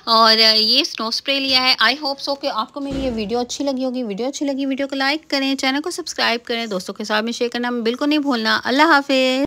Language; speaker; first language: Urdu; native; Urdu